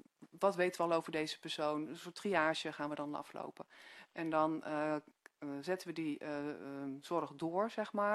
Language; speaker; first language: Dutch; native; Dutch